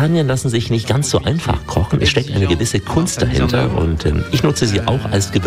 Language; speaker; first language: German; native; German